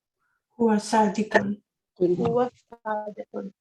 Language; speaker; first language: Arabic; non-native, learner; Urdu